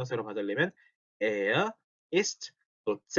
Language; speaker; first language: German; non-native, fluent; Korean